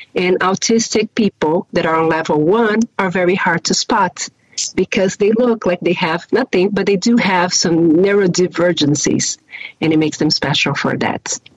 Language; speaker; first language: English; non-native, fluent; Portuguese